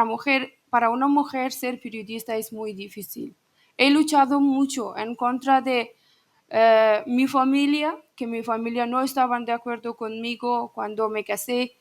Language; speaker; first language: Spanish; non-native, learner; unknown